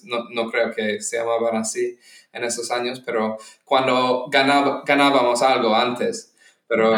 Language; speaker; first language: Spanish; non-native, fluent; English